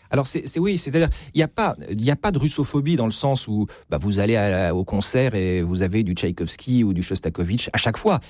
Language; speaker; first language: French; native; French